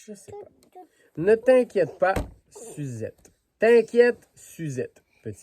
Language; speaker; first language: French; native; French